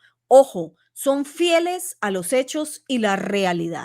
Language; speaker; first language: Spanish; native; Spanish